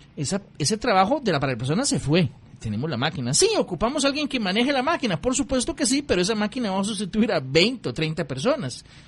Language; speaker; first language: Spanish; native; Spanish